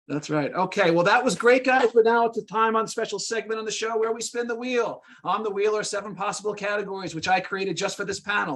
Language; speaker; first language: English; native; English